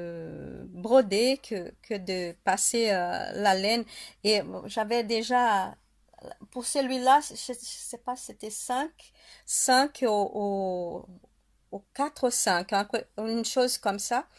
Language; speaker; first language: French; non-native, fluent; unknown